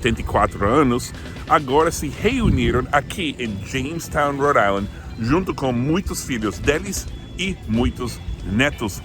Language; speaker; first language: Portuguese; non-native, fluent; English